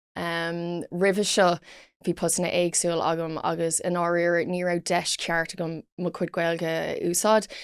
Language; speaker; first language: Irish; non-native, local second language; English